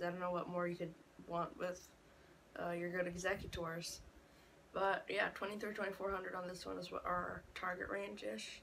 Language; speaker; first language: English; native; English